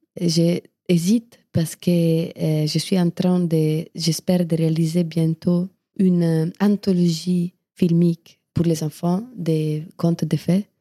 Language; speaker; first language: French; non-native, fluent; Italian